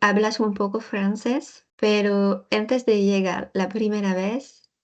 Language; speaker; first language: Spanish; non-native, learner; French